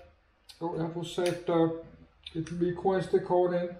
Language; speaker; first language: Danish; native; Danish